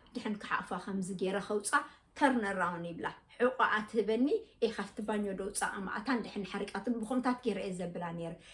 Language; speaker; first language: Tigrinya; native; Tigrinya